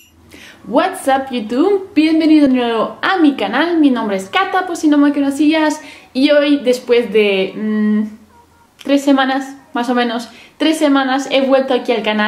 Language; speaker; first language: Spanish; native; Spanish